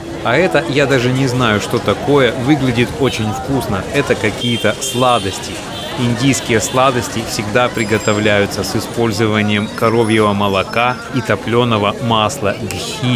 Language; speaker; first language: Russian; native; Russian